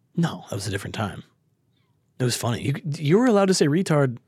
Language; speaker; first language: English; native; English